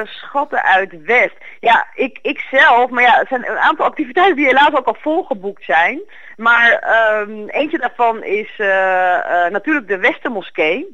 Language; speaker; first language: Dutch; native; Dutch